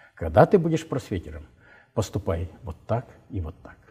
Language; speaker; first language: Russian; non-native, local second language; Ukrainian